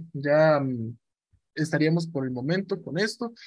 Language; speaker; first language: Spanish; native; Spanish